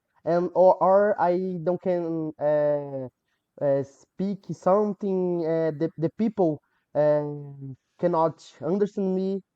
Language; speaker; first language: English; non-native, learner; Portuguese